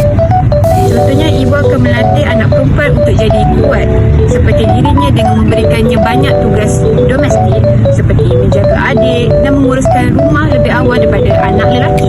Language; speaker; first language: Malay; native; Malay